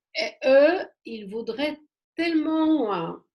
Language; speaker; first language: French; non-native, fluent; Polish